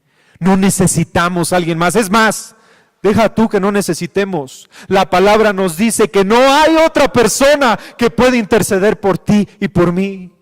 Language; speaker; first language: Spanish; native; Spanish